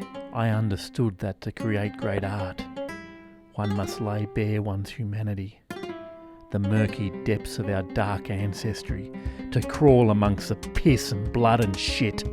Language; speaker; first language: English; native; English